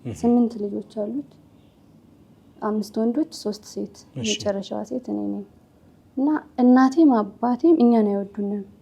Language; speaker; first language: Amharic; native; Amharic